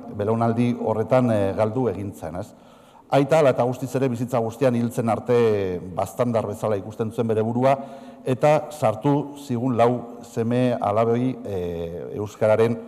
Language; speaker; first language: Basque; non-native, local second language; Spanish